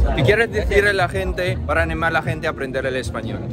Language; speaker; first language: Spanish; non-native, learner; Filipino